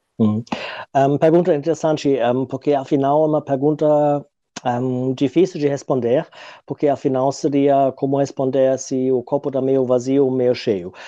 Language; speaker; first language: Portuguese; non-native, fluent; German